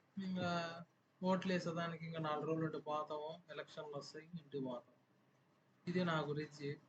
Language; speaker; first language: Telugu; native; Telugu